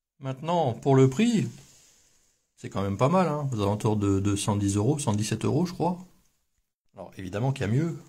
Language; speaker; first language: French; native; French